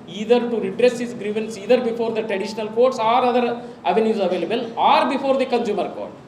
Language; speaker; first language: English; non-native, local second language; Kannada